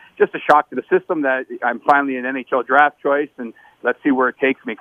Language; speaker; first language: English; native; English